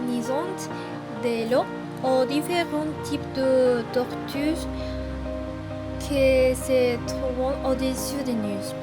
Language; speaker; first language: French; non-native, learner; Spanish